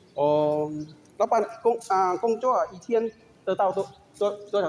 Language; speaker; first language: Chinese; non-native, learner; Lao